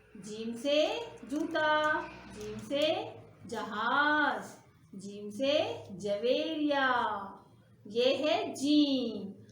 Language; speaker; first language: Hindi; non-native, local second language; Punjabi